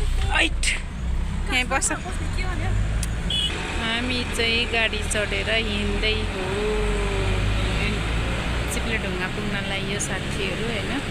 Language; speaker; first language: Nepali; native; Nepali